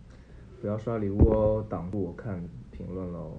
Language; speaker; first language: Chinese; native; Chinese